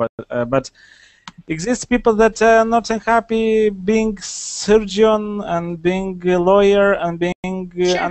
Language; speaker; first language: English; non-native, learner; Russian